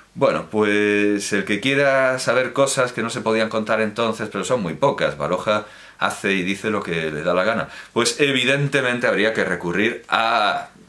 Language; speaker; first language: Spanish; native; Spanish